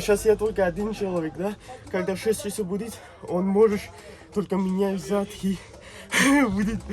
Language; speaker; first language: Russian; non-native, learner; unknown